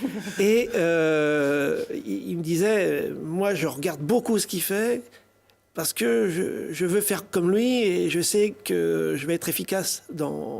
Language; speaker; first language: French; native; French